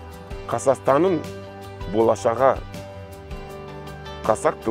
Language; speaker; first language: Kazakh; non-native, learner; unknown